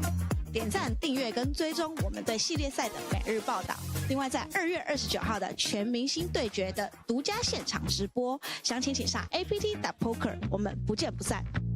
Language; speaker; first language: Chinese; native; Chinese